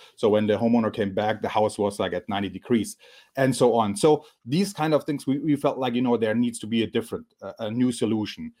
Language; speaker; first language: English; non-native, fluent; German